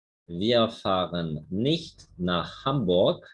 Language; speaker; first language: German; non-native, fluent; Spanish